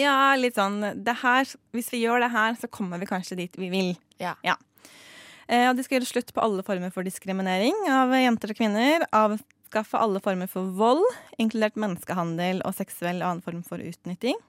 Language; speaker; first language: Norwegian; native; Norwegian